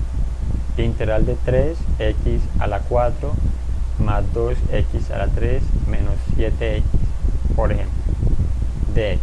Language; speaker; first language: Spanish; native; Spanish